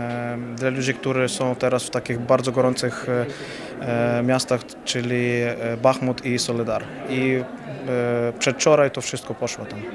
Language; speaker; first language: Polish; non-native, fluent; Ukrainian